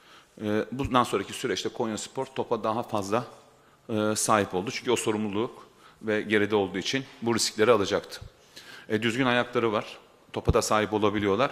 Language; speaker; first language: Turkish; native; Turkish